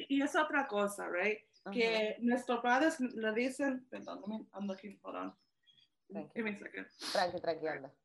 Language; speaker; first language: Spanish; early bilingual, heritage; Spanish